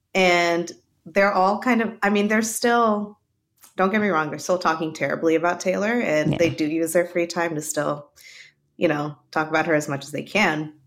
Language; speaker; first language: English; native; English